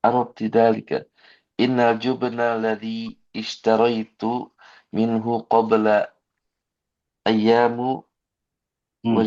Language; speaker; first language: Arabic; non-native, learner; Indonesian